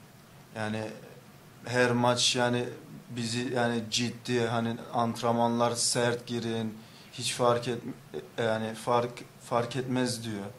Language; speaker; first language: Turkish; early bilingual, heritage; English